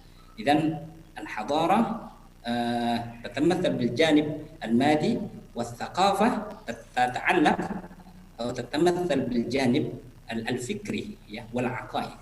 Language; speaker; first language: Arabic; non-native, fluent; Indonesian